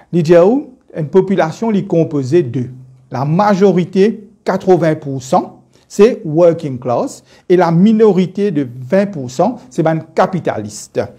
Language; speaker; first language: French; non-native, local second language; Morisyen